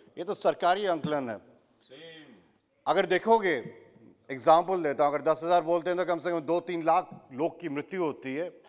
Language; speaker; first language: Hindi; non-native, local second language; Odia